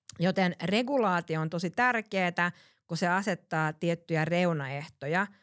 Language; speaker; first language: Finnish; early bilingual, heritage; Finnish